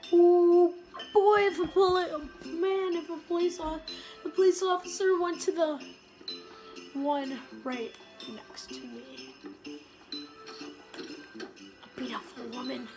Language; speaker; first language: English; native; English